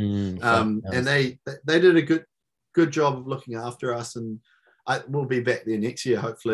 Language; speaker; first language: English; native; English